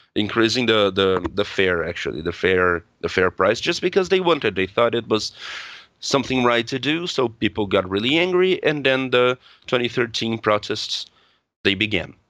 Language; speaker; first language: English; non-native, fluent; Portuguese